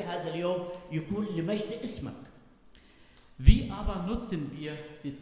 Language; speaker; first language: German; non-native, fluent; Arabic